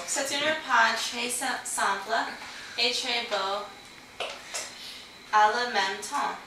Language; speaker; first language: French; non-native, learner; English